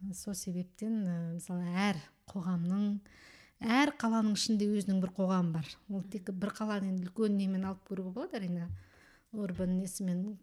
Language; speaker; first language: Kazakh; early bilingual, heritage; Kazakh